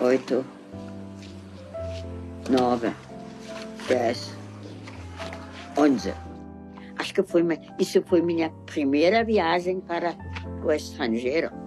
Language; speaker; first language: Portuguese; non-native, fluent; German